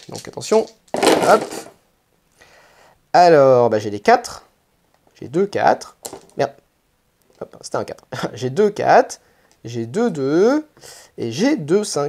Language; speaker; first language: French; native; French